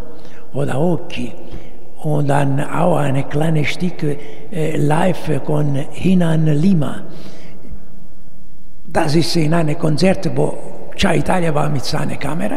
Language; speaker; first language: German; non-native, learner; Italian